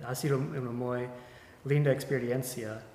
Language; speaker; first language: Spanish; non-native, fluent; English